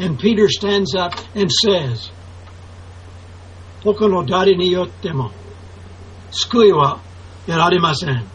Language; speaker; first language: Japanese; non-native, fluent; English